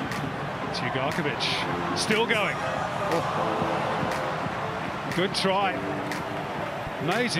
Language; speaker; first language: English; native; English